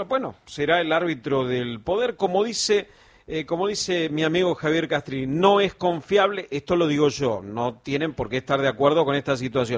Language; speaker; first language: Spanish; native; Spanish